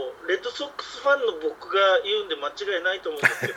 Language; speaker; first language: Japanese; native; Japanese